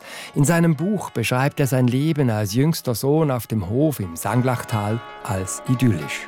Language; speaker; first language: German; native; German